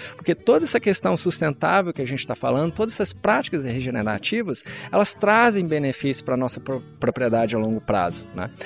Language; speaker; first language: Portuguese; native; Portuguese